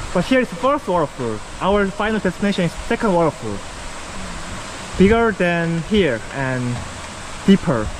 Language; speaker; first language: English; non-native, fluent; Korean